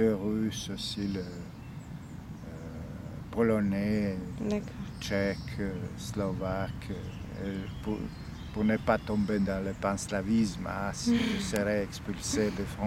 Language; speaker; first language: French; non-native, fluent; Serbian